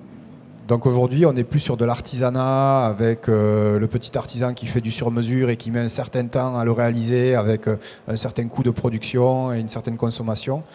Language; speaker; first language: French; native; French